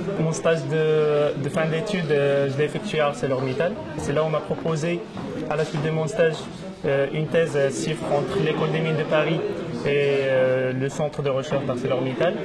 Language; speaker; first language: French; non-native, local second language; Arabic